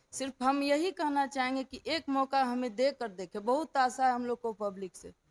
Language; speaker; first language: Hindi; native; Hindi